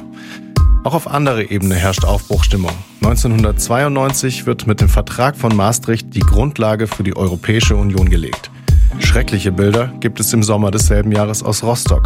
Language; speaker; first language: German; native; German